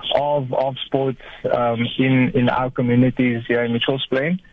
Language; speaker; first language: English; native; English